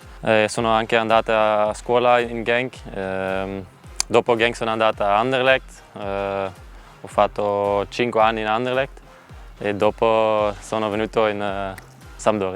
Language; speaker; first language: Italian; non-native, learner; Dutch